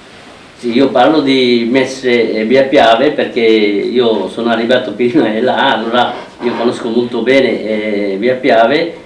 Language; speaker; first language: Italian; non-native, fluent; Bangla